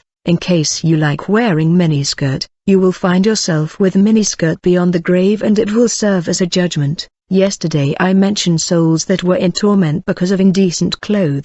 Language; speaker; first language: English; non-native, fluent; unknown